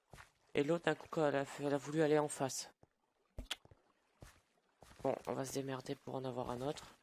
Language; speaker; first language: French; native; French